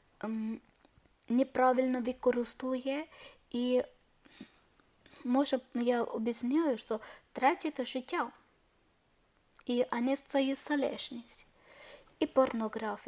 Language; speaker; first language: Ukrainian; non-native, learner; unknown